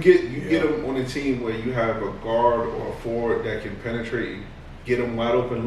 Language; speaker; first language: English; native; English